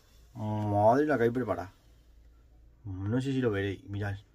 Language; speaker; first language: Spanish; native; Spanish